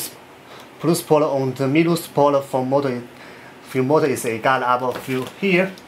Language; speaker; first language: German; non-native, learner; Chinese